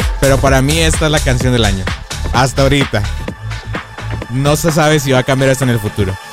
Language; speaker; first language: Spanish; native; Spanish